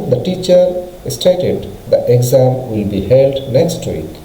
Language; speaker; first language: English; non-native, local second language; Bangla